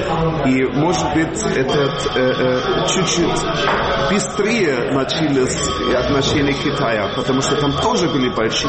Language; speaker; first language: Russian; non-native, fluent; German